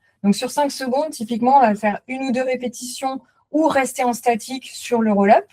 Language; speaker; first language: French; native; French